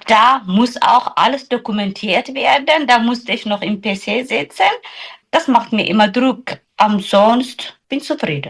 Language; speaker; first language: German; non-native, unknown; Tigrinya